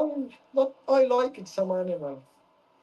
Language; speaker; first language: English; non-native, learner; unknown